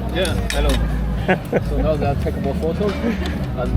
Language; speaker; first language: English; non-native, learner; Chinese